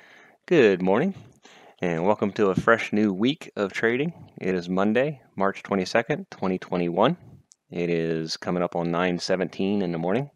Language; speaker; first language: English; native; English